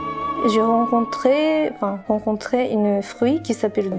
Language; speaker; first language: French; non-native, learner; Japanese